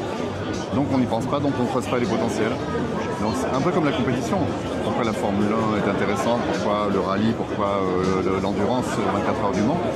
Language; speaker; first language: French; native; French